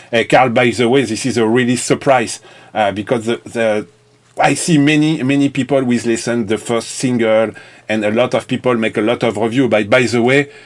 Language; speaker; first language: English; non-native, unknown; French